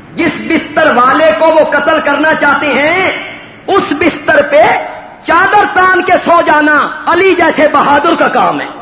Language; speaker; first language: Urdu; non-native, local second language; Punjabi